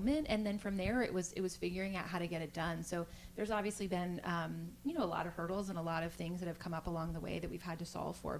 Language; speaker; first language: English; native; English